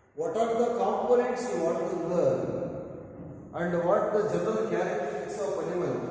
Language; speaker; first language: English; non-native, local second language; Kannada